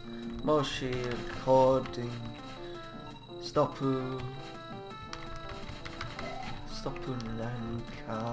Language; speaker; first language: Japanese; non-native, learner; English